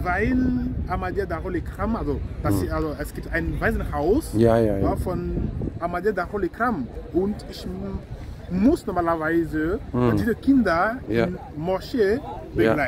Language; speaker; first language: German; non-native, fluent; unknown